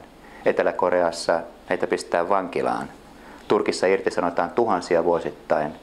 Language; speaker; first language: Finnish; native; Finnish